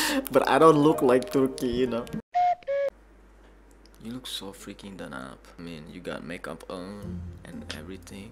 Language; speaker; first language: English; non-native, fluent; Indonesian